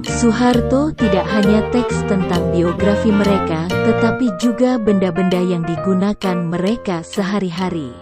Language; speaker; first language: Indonesian; native; Indonesian